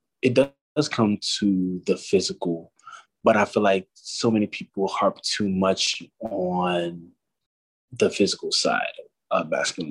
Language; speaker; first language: English; native; English